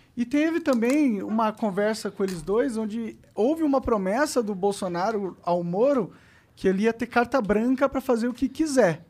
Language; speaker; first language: Portuguese; native; Portuguese